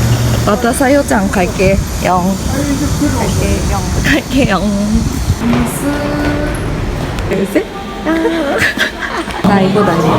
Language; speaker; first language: Korean; non-native, fluent; Japanese